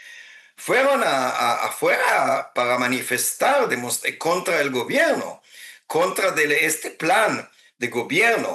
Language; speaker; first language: Spanish; non-native, fluent; Hebrew